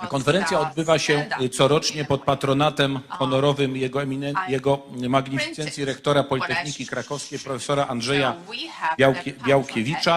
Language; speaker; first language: Polish; native; Polish